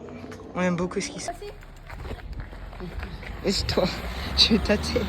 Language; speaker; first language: French; native; French